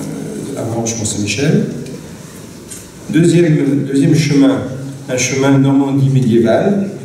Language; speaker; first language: French; native; French